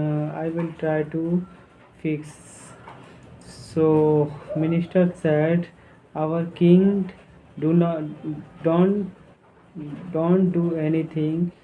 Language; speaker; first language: English; non-native, learner; Hindi